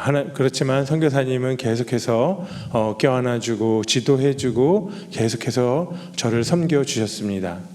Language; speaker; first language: Korean; native; Korean